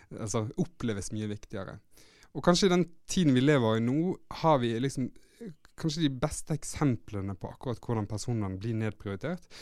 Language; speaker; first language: Norwegian; native; Norwegian